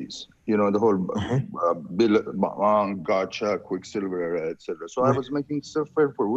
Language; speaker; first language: English; non-native, fluent; Persian